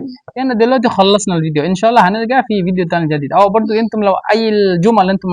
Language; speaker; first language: Arabic; non-native, learner; Bangla